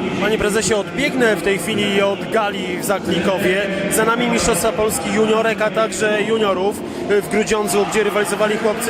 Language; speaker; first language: Polish; native; Polish